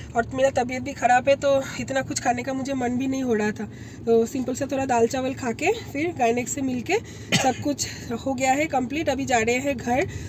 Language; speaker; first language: Hindi; non-native, local second language; Bangla